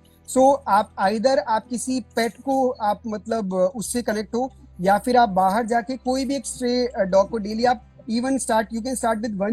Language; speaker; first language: Hindi; native; Hindi